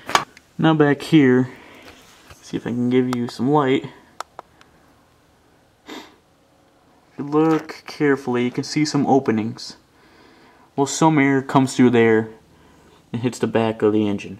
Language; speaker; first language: English; native; English